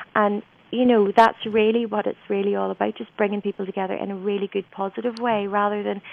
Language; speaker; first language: English; native; English